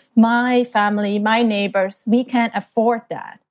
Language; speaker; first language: English; non-native, fluent; German